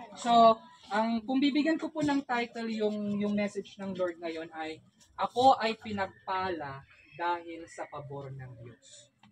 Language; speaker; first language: Filipino; non-native, local second language; Iloko